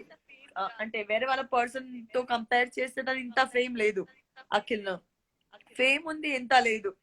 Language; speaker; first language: Telugu; non-native, local second language; Gujarati